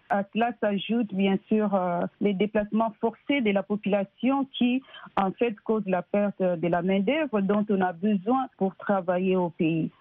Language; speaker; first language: French; non-native, local second language; Lingala